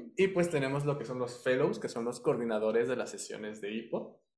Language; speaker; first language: Spanish; native; Spanish